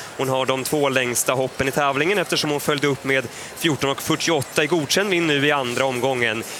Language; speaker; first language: Swedish; native; Swedish